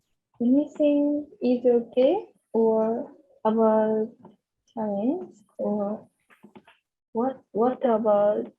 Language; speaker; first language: English; non-native, learner; Japanese